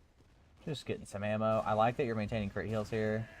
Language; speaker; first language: English; native; English